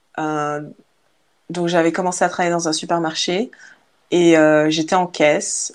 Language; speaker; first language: French; native; French